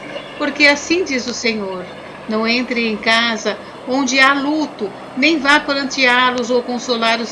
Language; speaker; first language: Portuguese; native; Portuguese